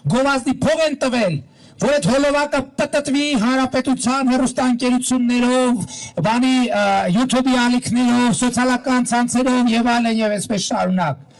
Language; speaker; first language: Armenian; native; Armenian